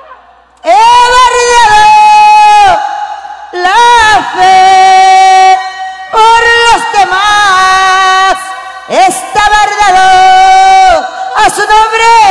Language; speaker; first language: Spanish; non-native, local second language; Kaqchikel